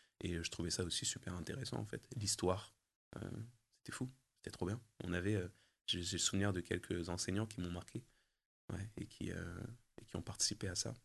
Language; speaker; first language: French; early bilingual, other home language; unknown